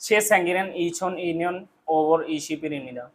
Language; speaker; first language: Korean; non-native, learner; Urdu